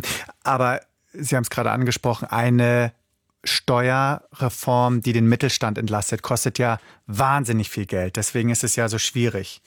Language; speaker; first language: German; native; German